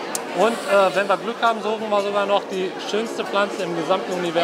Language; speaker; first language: German; native; German